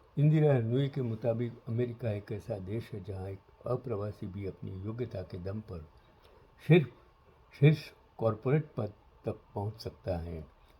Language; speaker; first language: Hindi; non-native, local second language; Gujarati